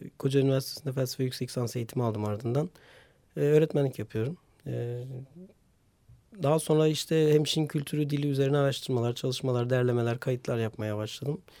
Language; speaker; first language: Turkish; non-native, local second language; Armenian